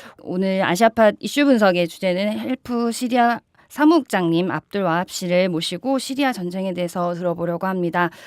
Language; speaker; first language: Korean; native; Korean